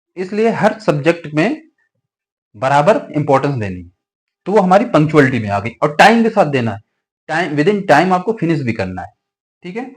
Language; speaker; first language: Hindi; native; Hindi